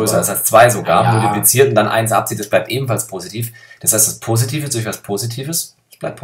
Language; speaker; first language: German; native; German